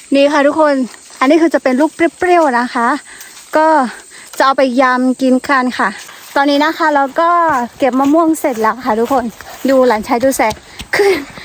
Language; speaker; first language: Thai; non-native, local second language; Karen languages